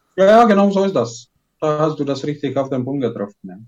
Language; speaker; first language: German; non-native, fluent; Czech